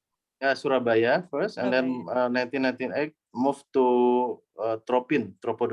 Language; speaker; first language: English; non-native, learner; Indonesian